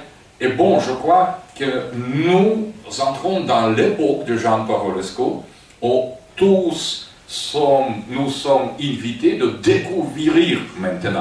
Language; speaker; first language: French; non-native, fluent; Russian